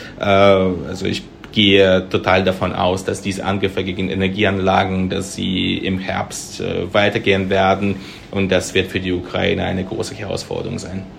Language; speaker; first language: German; non-native, fluent; Russian